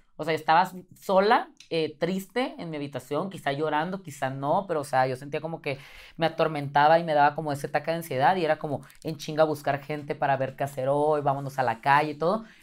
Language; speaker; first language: Spanish; native; Spanish